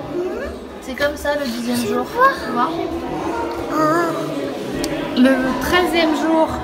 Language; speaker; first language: French; native; French